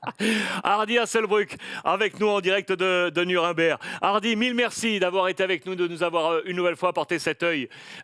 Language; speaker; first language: French; native; French